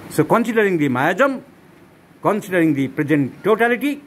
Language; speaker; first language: English; non-native, local second language; Bangla